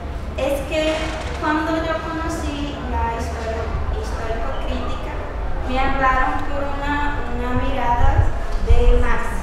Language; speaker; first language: Spanish; non-native, learner; Portuguese